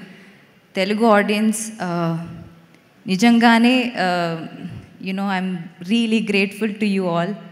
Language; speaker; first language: Telugu; non-native, fluent; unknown